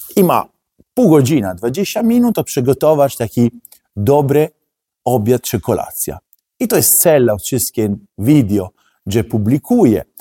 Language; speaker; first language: Polish; non-native, learner; Italian